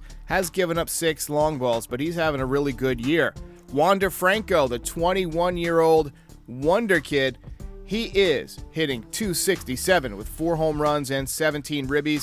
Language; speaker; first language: English; native; English